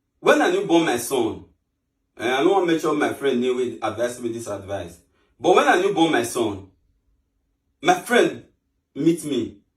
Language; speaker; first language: Nigerian Pidgin; native; Nigerian Pidgin